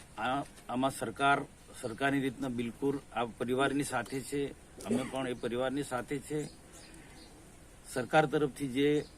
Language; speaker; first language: Gujarati; non-native, local second language; Vasavi